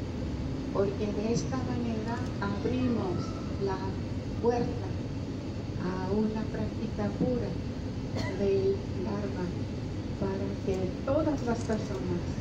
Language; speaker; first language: Spanish; non-native, fluent; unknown